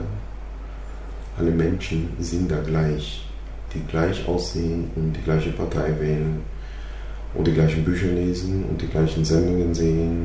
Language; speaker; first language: German; non-native, fluent; Hebrew